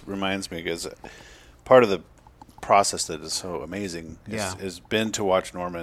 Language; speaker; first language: English; native; English